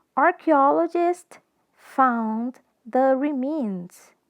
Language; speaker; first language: English; non-native, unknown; Portuguese